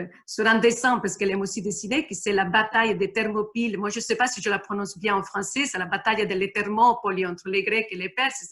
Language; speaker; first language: French; non-native, fluent; Italian